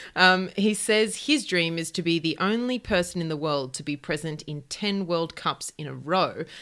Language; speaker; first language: English; native; English